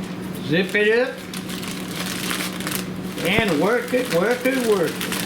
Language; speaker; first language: English; native; English